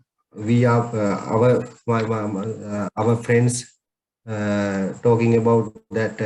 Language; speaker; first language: English; non-native, learner; Sinhala